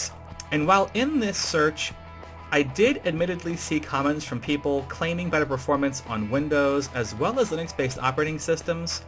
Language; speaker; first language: English; native; English